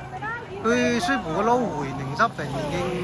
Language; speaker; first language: Chinese; native; Chinese